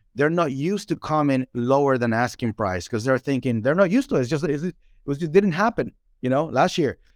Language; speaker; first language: English; non-native, fluent; Spanish